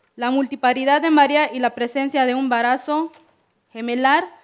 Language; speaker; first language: Spanish; non-native, local second language; Tzeltal